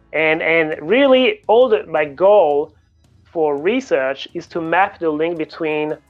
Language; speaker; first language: English; non-native, fluent; French